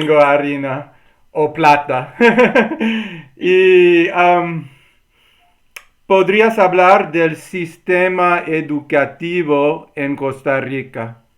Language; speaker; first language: Spanish; non-native, learner; English